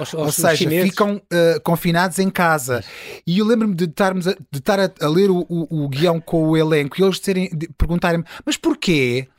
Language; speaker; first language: Portuguese; native; Portuguese